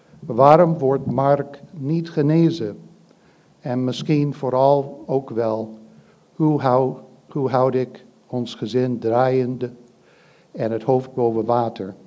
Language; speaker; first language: Dutch; non-native, fluent; English